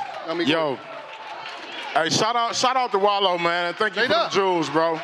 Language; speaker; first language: English; native; English